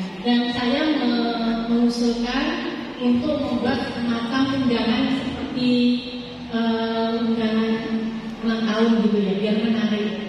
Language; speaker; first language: Indonesian; native; Indonesian